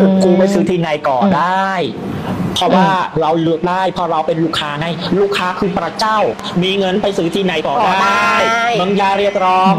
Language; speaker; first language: Thai; native; Thai